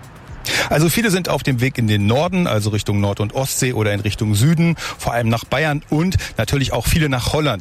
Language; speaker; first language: German; native; German